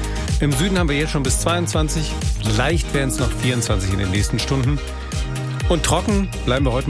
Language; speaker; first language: German; native; German